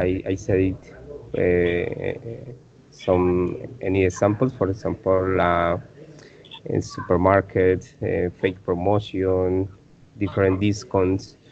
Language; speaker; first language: English; non-native, learner; Spanish